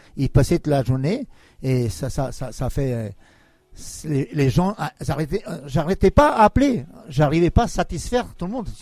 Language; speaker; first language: French; non-native, fluent; Serbian